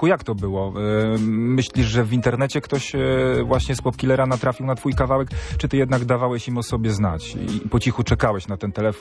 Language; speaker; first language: Polish; native; Polish